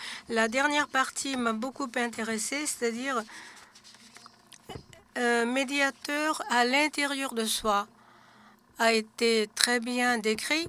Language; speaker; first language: French; non-native, fluent; Japanese